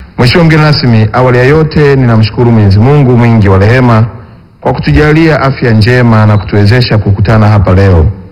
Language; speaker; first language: Swahili; native; Swahili